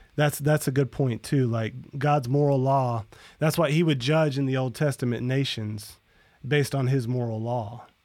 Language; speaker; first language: English; native; English